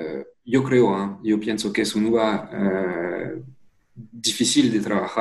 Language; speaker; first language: Spanish; non-native, fluent; French